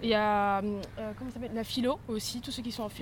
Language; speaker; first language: French; native; French